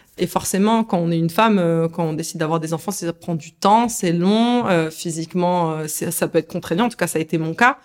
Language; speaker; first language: French; early bilingual, other home language; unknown